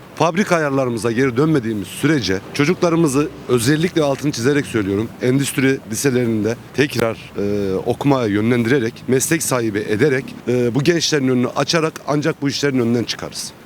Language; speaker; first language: Turkish; native; Turkish